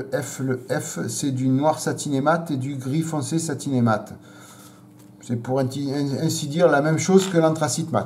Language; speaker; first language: French; native; French